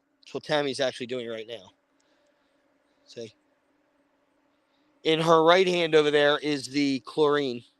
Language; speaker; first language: English; native; English